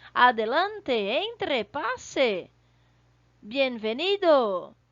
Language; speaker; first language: Spanish; non-native, fluent; Portuguese